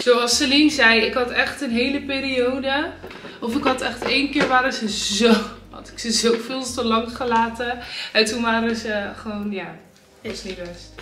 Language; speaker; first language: Dutch; native; Dutch